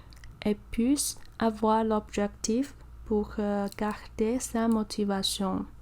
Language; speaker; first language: French; non-native, learner; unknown